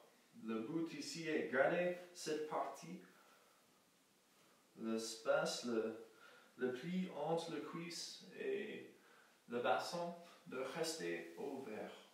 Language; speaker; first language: French; non-native, fluent; English